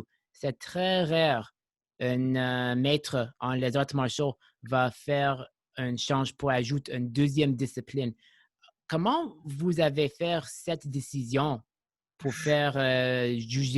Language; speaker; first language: French; non-native, local second language; English